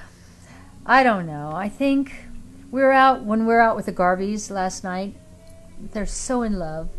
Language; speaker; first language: English; native; English